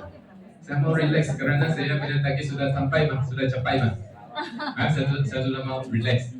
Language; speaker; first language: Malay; non-native, local second language; Chinese